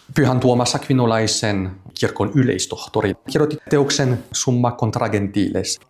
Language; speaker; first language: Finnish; non-native, fluent; French